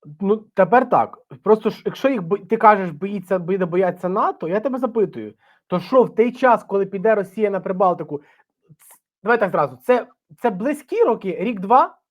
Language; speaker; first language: Ukrainian; native; Ukrainian